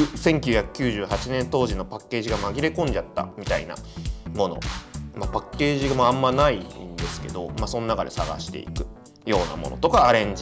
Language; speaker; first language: Japanese; native; Japanese